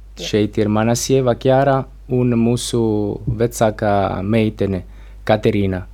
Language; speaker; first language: Latvian; non-native, learner; Italian